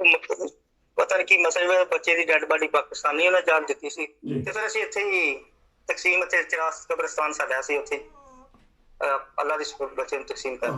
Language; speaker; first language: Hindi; non-native, local second language; Punjabi